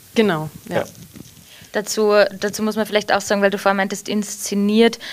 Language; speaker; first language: German; early bilingual, heritage; English